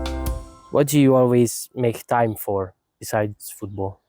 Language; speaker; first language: English; non-native, fluent; Hungarian